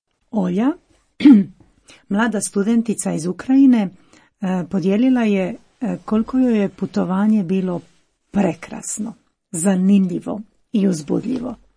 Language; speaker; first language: Croatian; native; Croatian